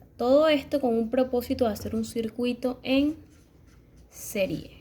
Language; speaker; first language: Spanish; native; Spanish